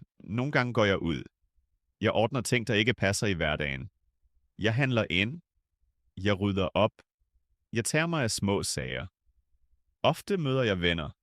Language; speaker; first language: Danish; non-native, fluent; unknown